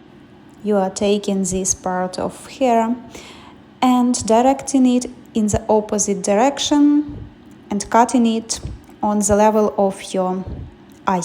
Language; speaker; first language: English; non-native, fluent; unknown